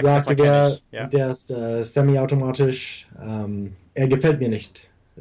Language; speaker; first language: German; early bilingual, heritage; English